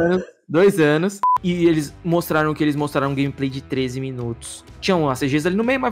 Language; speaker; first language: Portuguese; native; Portuguese